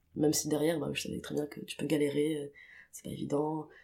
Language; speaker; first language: French; non-native, local second language; Arabic